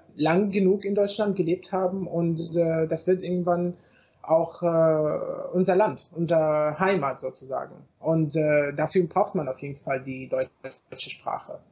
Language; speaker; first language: German; non-native, fluent; Arabic